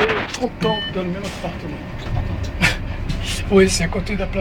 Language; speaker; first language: French; non-native, fluent; Portuguese